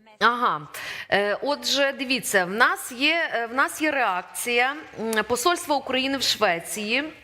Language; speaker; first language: Ukrainian; native; Ukrainian